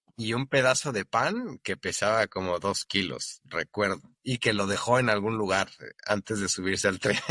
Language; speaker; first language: Spanish; native; Spanish